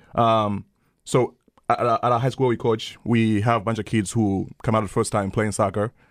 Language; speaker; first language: English; early bilingual, other home language; Swahili